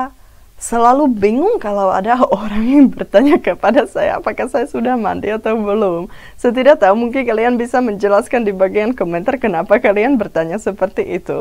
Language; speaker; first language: Indonesian; non-native, fluent; Czech